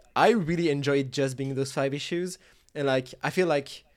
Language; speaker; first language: English; non-native, fluent; French